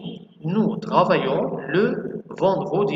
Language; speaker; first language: French; non-native, fluent; Arabic